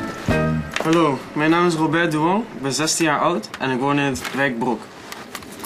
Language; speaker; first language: Dutch; early bilingual, other home language; Cantonese